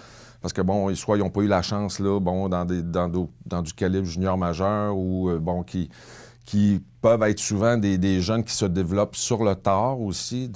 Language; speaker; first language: French; native; French